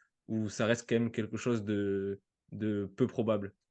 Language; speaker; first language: French; native; French